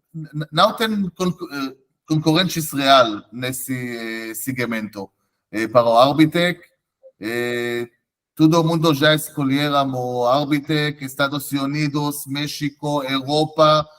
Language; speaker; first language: Portuguese; non-native, fluent; Hebrew